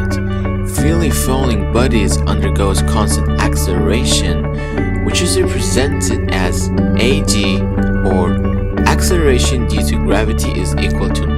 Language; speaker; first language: English; non-native, fluent; Arabic